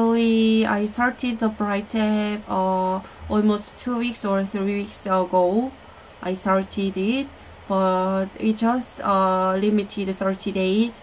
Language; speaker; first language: English; non-native, learner; Korean